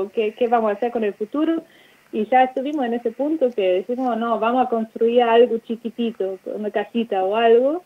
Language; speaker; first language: Spanish; non-native, fluent; German